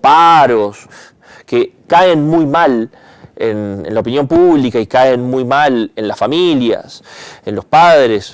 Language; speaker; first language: Spanish; native; Spanish